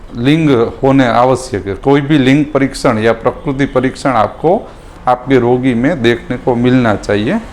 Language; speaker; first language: Hindi; non-native, local second language; Gujarati